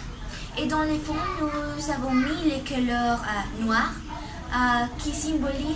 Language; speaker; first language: French; non-native, learner; Spanish